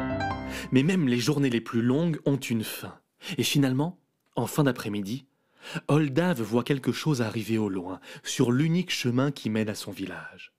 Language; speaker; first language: French; native; French